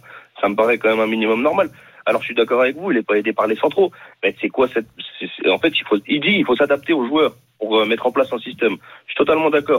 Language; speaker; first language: French; native; French